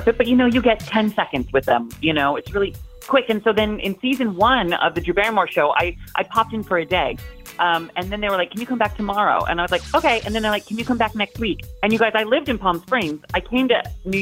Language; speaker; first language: English; native; English